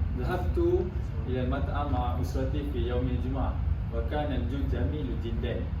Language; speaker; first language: Arabic; non-native, learner; Malay